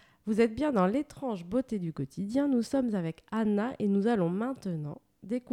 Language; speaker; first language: French; native; French